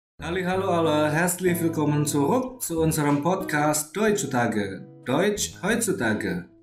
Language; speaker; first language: German; non-native, learner; Indonesian